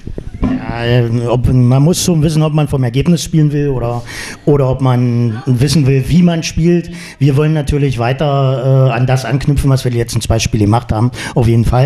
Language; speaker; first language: German; native; German